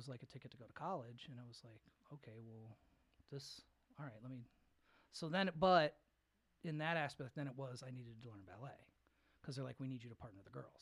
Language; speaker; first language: English; native; English